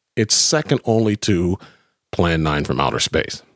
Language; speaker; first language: English; native; English